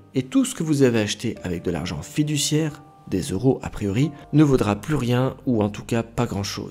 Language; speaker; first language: French; native; French